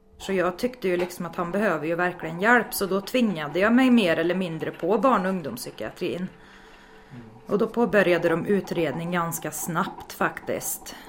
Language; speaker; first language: Swedish; native; Swedish